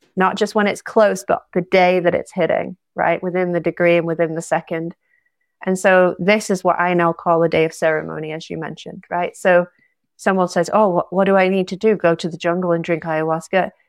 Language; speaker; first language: English; native; English